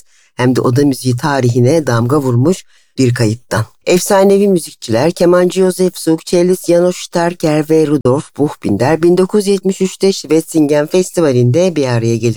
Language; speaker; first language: Turkish; native; Turkish